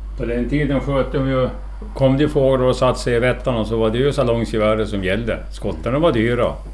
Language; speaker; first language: Swedish; native; Swedish